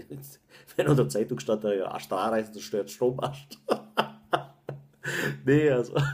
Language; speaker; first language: German; native; German